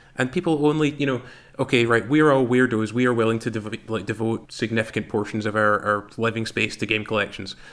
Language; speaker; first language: English; native; English